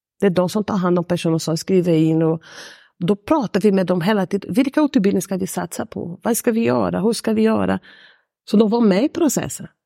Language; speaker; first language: Swedish; non-native, fluent; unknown